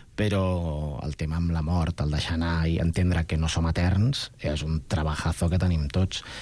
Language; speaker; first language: Catalan; non-native, local second language; Spanish